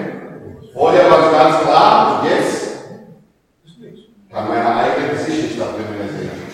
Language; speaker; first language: German; non-native, learner; English